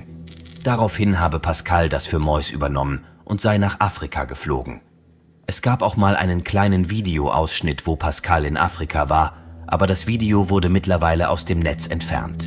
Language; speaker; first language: German; native; German